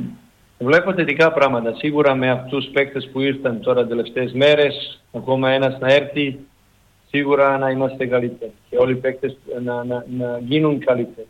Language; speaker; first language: Greek; non-native, learner; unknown